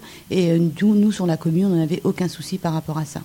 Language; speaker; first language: French; native; French